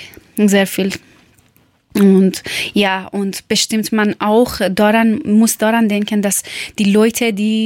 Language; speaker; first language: German; non-native, learner; Persian